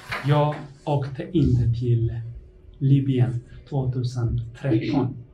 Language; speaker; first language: Swedish; non-native, fluent; Tigrinya